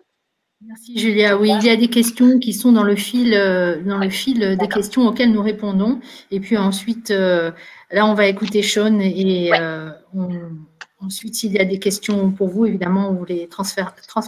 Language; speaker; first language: French; native; French